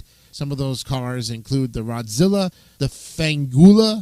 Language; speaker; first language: English; native; English